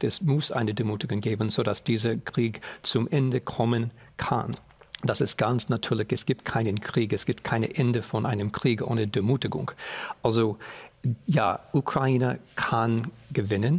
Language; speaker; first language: German; non-native, fluent; English